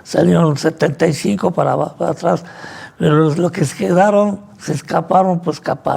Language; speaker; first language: Spanish; non-native, fluent; Arabic